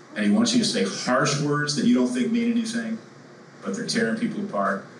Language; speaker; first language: English; native; English